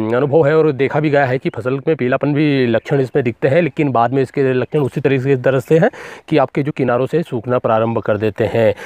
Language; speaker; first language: Hindi; native; Hindi